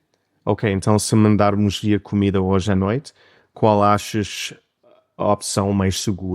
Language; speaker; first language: Portuguese; non-native, fluent; English